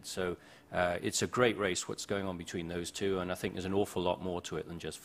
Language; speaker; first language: English; native; English